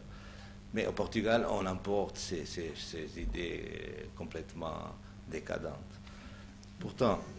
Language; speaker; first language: French; non-native, fluent; Portuguese